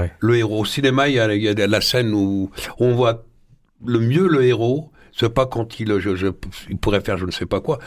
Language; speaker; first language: French; early bilingual, other home language; Arabic